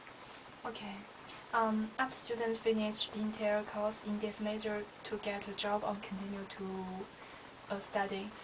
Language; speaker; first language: English; non-native, learner; Chinese